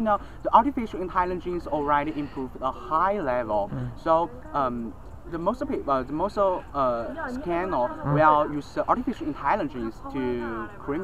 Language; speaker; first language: English; non-native, learner; Chinese